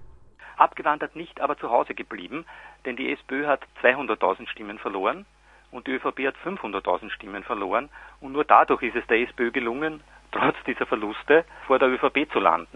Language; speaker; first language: German; native; German